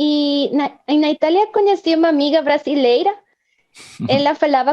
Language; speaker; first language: Portuguese; non-native, fluent; Spanish